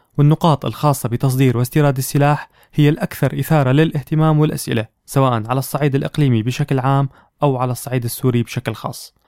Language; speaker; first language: Arabic; native; Arabic